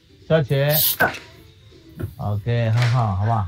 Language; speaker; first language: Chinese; non-native, learner; Indonesian